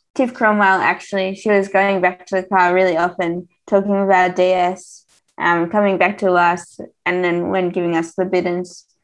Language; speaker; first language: English; native; English